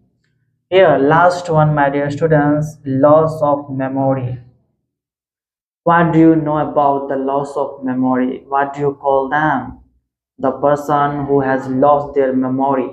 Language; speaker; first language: English; non-native, local second language; Hindi